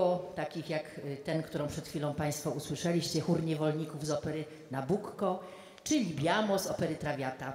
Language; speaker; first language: Polish; native; Polish